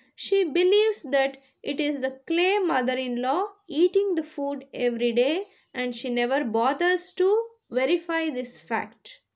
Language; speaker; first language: English; non-native, local second language; Kannada